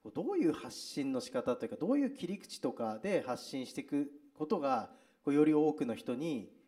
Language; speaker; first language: Japanese; native; Japanese